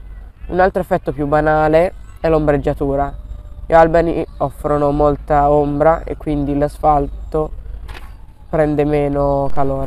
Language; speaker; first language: Italian; native; Italian